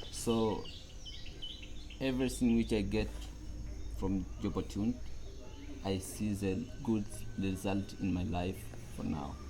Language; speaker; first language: English; non-native, local second language; Swahili